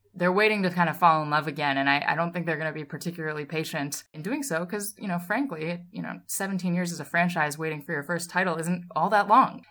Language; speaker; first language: English; native; English